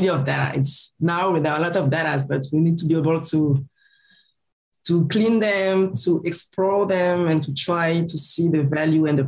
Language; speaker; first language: English; non-native, fluent; French